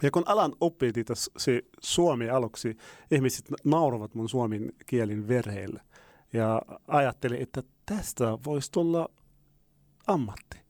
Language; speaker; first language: Finnish; non-native, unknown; Arabic